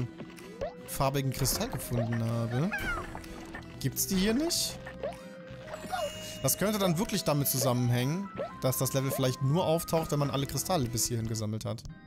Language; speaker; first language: German; native; German